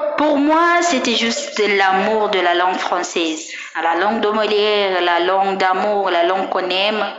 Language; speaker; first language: French; non-native, fluent; Swahili